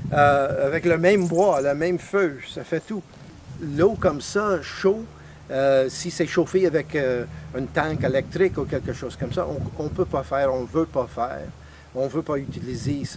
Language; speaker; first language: French; non-native, fluent; English